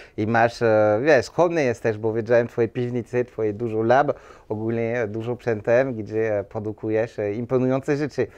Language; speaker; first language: Polish; non-native, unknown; French